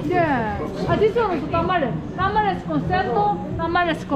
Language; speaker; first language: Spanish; non-native, learner; Turkish